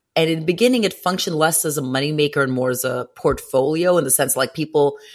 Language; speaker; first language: English; early bilingual, other home language; Greek